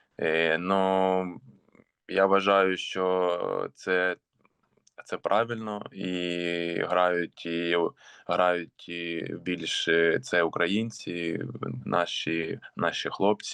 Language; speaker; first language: Ukrainian; non-native, local second language; Russian